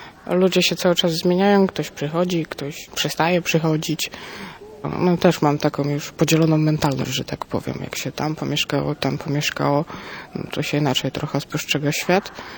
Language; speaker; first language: Polish; non-native, fluent; Ukrainian